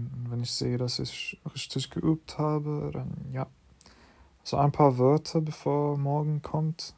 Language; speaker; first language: German; non-native, fluent; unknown